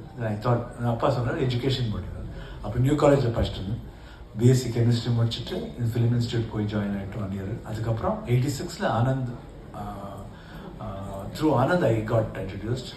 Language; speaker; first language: Tamil; non-native, local second language; Kannada